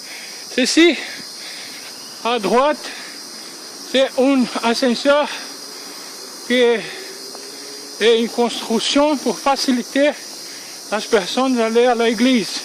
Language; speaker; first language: French; non-native, learner; Portuguese